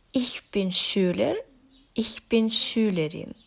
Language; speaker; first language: German; non-native, learner; Ukrainian